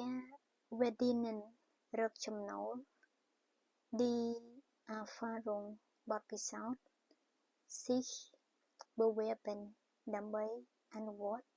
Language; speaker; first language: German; non-native, learner; Khmer